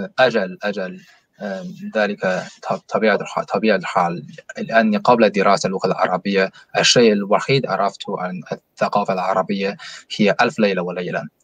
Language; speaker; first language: Arabic; non-native, fluent; Chinese